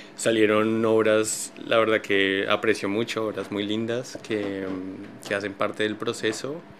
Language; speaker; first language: Spanish; native; Spanish